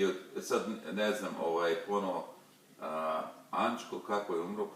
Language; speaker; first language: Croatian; early bilingual, heritage; Croatian